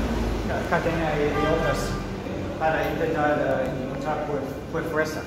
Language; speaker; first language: Spanish; non-native, learner; English